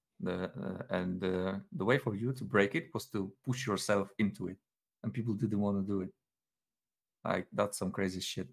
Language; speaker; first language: English; non-native, fluent; Polish